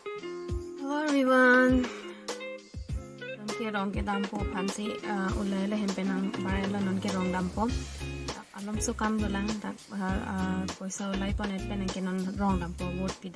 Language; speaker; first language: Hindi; non-native, local second language; Karbi